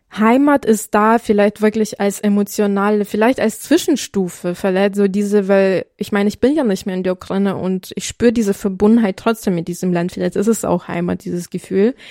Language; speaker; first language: German; non-native, fluent; Ukrainian